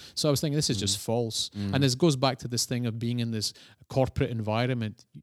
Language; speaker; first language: English; native; English